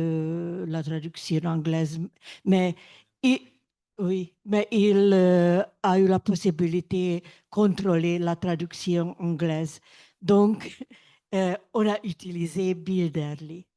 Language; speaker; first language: French; non-native, fluent; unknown